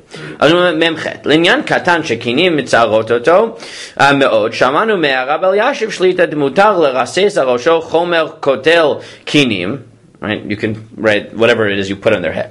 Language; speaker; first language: Hebrew; non-native, fluent; English